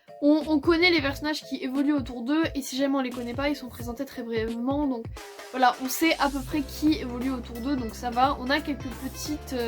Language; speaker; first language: French; native; French